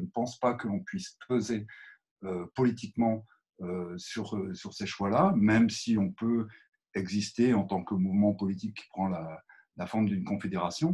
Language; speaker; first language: French; native; French